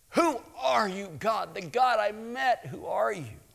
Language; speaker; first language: English; native; English